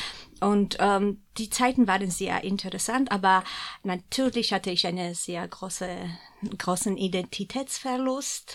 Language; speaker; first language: German; non-native, fluent; Georgian